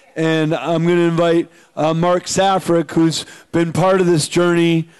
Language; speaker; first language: English; native; English